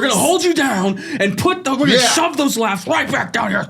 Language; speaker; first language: English; native; English